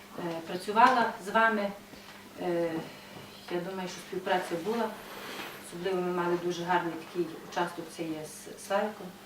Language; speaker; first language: Ukrainian; native; Ukrainian